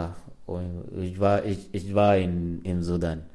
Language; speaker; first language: German; non-native, learner; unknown